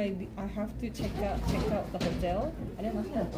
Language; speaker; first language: English; non-native, learner; Japanese